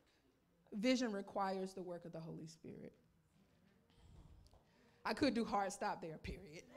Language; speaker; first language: English; native; English